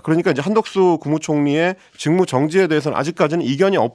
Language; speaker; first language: Korean; native; Korean